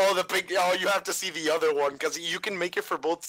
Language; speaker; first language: English; native; English